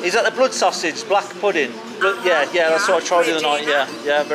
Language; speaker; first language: English; native; English